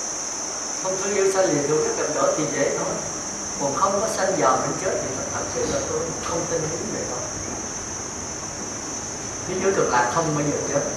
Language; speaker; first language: Vietnamese; native; Vietnamese